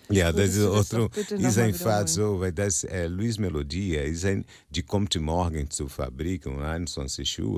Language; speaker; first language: German; non-native, learner; Portuguese